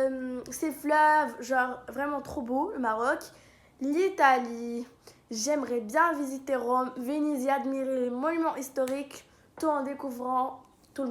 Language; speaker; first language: French; non-native, local second language; Arabic